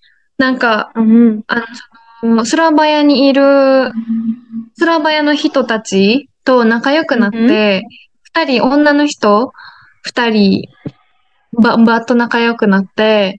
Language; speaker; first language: Japanese; native; Japanese